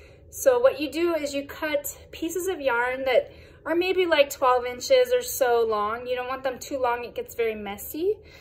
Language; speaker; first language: English; native; English